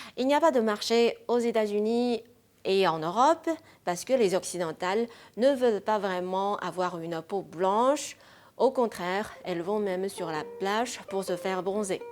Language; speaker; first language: French; non-native, fluent; Chinese